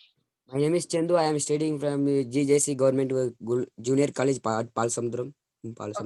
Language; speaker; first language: English; non-native, learner; Telugu